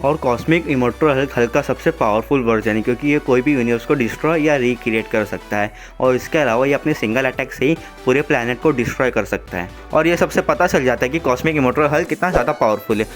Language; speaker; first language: Hindi; native; Hindi